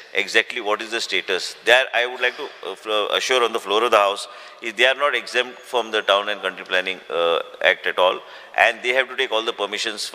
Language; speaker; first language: English; non-native, local second language; Konkani